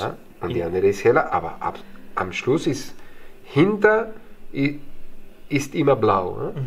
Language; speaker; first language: German; non-native, fluent; Spanish